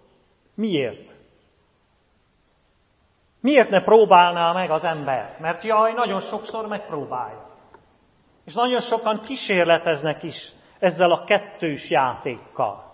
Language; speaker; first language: Hungarian; native; Hungarian